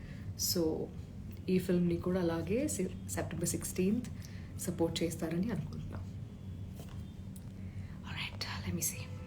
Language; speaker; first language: Telugu; non-native, local second language; Malayalam